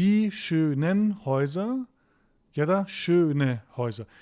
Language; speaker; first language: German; non-native, fluent; Turkish